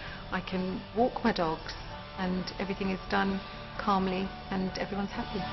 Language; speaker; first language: English; native; English